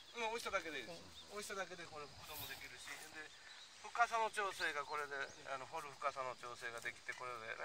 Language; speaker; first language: Japanese; native; Japanese